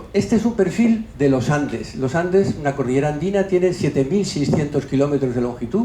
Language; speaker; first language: Spanish; native; Spanish